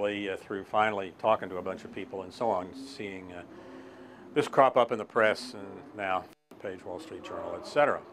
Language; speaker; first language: English; native; English